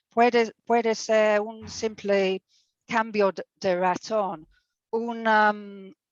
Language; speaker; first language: Spanish; non-native, fluent; English